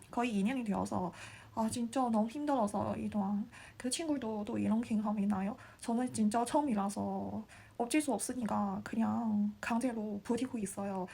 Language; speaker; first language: Korean; non-native, learner; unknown